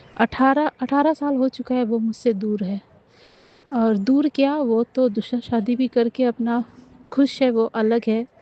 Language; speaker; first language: Hindi; non-native, local second language; Nepali